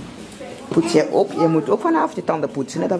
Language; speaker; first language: Dutch; native; Dutch